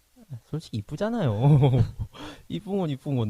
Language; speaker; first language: Korean; native; Korean